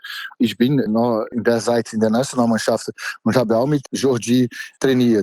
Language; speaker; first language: German; non-native, fluent; Portuguese